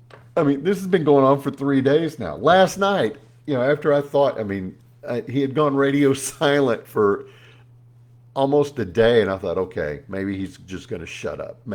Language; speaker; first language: English; native; English